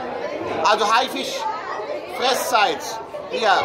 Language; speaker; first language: German; non-native, learner; Arabic